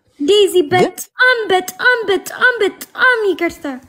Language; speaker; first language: Amharic; non-native, learner; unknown